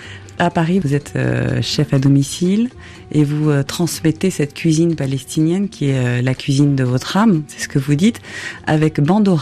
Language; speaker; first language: French; native; French